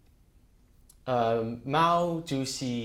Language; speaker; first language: Chinese; non-native, learner; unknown